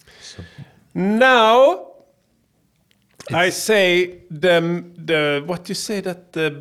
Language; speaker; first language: English; non-native, fluent; Swedish